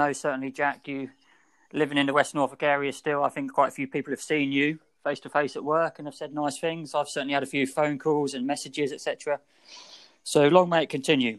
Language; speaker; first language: English; native; English